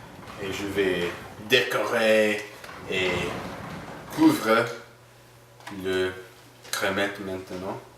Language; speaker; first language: French; non-native, learner; English